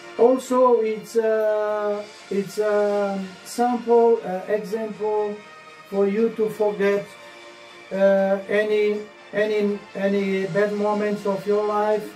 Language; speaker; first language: English; non-native, learner; Portuguese